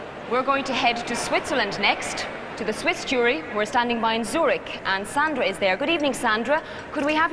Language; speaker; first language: English; native; English